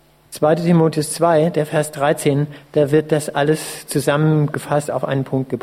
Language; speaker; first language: German; native; German